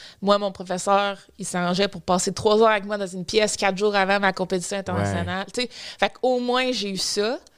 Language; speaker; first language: French; native; French